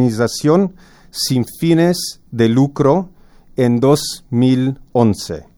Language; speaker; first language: Spanish; non-native, fluent; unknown